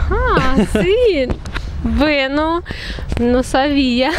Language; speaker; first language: Spanish; non-native, fluent; Russian